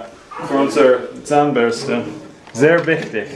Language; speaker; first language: German; non-native, learner; English